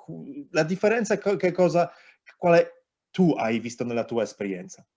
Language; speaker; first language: Italian; non-native, learner; Polish